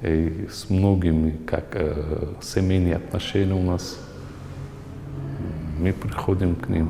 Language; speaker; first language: Russian; non-native, local second language; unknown